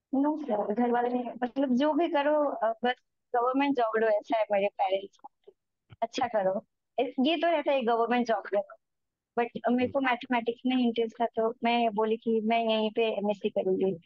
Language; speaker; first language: Hindi; native; Hindi